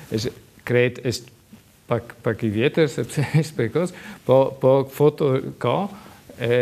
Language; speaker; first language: Albanian; non-native, learner; German